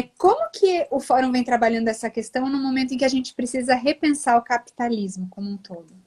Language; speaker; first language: Portuguese; native; Portuguese